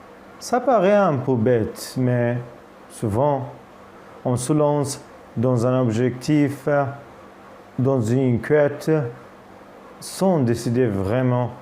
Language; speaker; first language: French; non-native, fluent; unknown